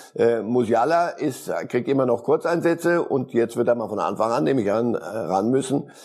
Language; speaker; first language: German; early bilingual, other home language; Polish